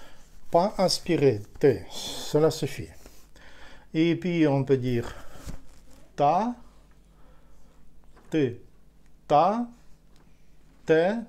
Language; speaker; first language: French; non-native, learner; Ukrainian